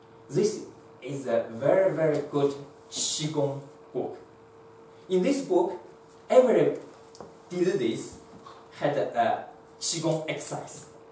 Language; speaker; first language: English; non-native, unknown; Chinese